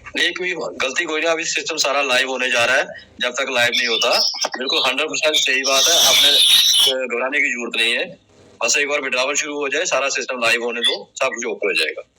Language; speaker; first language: Hindi; native; Hindi